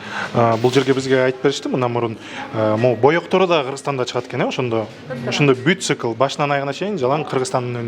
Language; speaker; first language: Kyrgyz; native; Kyrgyz